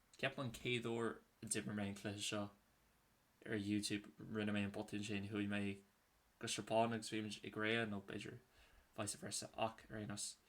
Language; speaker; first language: Irish; native; Irish